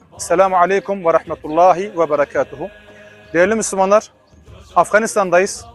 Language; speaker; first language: Turkish; non-native, fluent; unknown